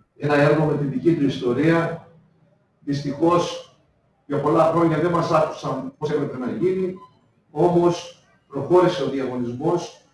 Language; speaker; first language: Greek; native; Greek